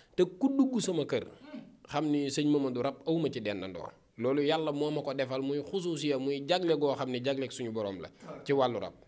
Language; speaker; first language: Wolof; native; Wolof